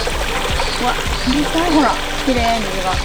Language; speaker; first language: Japanese; native; Japanese